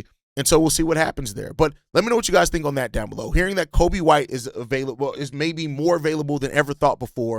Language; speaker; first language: English; native; English